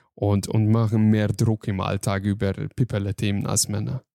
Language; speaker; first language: German; non-native, fluent; Hungarian